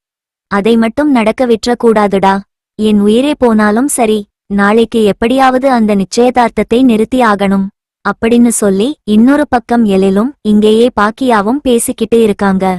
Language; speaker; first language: Tamil; native; Tamil